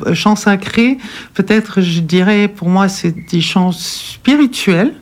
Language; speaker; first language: French; non-native, fluent; German